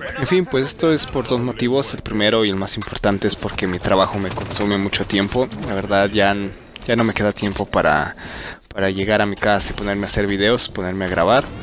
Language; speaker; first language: Spanish; native; Spanish